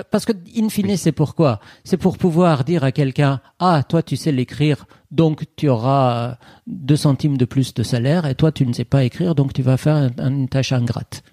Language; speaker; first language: French; non-native, fluent; Persian